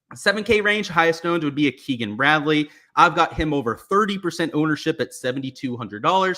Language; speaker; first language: English; native; English